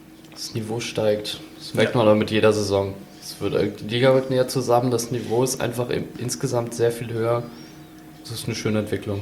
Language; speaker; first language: German; native; German